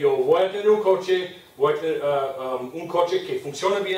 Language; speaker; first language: Spanish; non-native, fluent; English